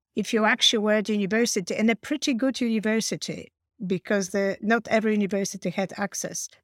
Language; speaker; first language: English; non-native, fluent; Polish